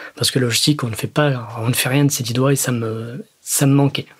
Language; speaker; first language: French; native; French